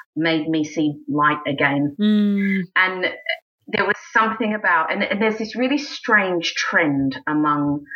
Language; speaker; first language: English; native; English